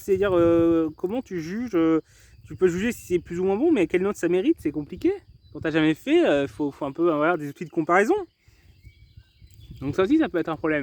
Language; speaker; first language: French; native; French